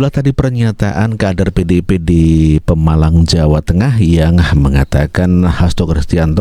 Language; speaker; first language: Indonesian; native; Indonesian